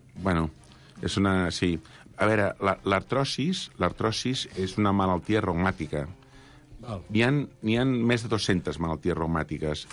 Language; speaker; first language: Catalan; native; Catalan